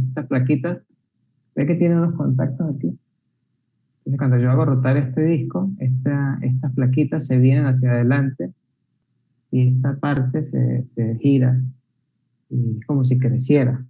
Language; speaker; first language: Spanish; native; Spanish